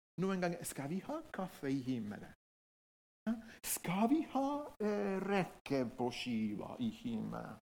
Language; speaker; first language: Norwegian; non-native, fluent; Spanish